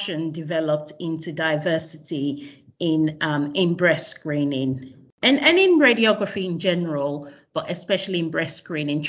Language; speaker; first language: English; non-native, local second language; Yoruba